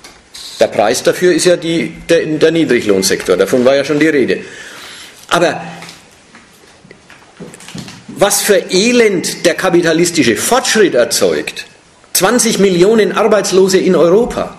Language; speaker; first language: German; native; German